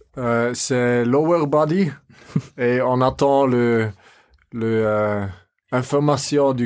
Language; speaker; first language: French; non-native, fluent; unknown